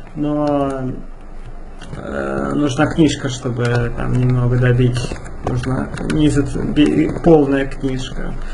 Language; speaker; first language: Russian; native; Russian